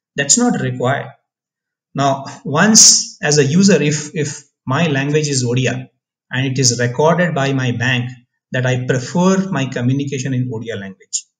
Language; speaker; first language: English; non-native, local second language; Odia